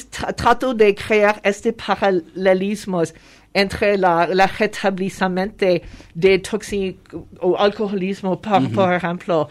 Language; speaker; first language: Spanish; non-native, fluent; French